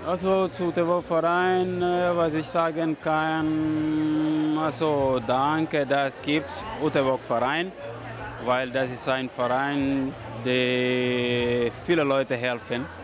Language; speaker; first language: German; non-native, learner; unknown